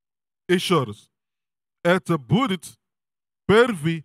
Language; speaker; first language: Russian; non-native, learner; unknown